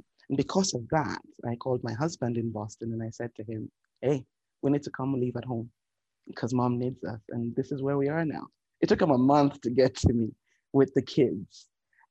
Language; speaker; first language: English; non-native, local second language; Yoruba